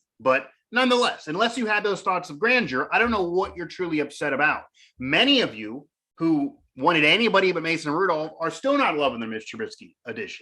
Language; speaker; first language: English; native; English